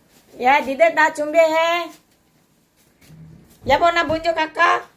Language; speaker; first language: Korean; non-native, local second language; Filipino